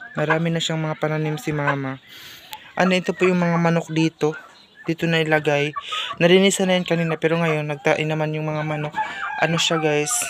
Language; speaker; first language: Filipino; non-native, local second language; Cebuano